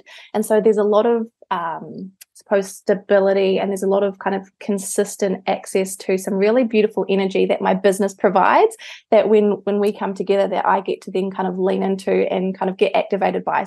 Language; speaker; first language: English; native; English